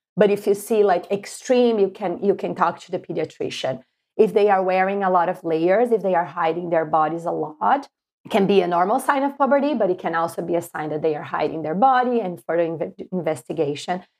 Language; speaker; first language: English; non-native, fluent; Portuguese